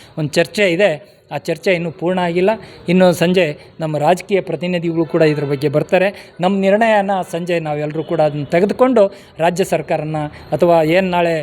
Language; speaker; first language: Kannada; non-native, local second language; Lambadi